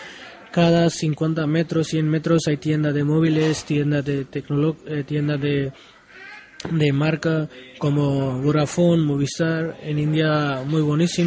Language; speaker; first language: Spanish; non-native, learner; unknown